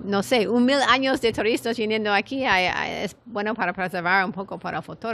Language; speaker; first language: Spanish; non-native, fluent; English